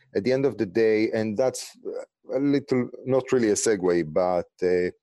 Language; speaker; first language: English; non-native, fluent; Hebrew